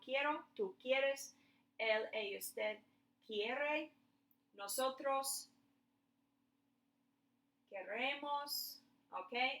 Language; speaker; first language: Spanish; non-native, fluent; English